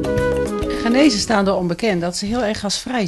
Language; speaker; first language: Dutch; native; Dutch